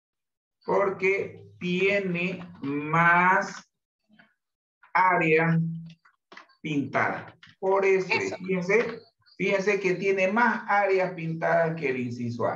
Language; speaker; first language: Spanish; native; Spanish